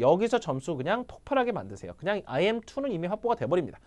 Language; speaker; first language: Korean; native; Korean